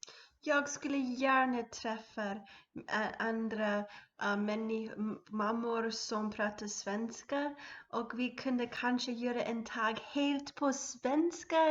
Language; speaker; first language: Swedish; non-native, learner; English